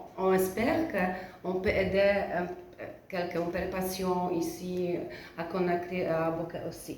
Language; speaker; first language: French; non-native, fluent; Polish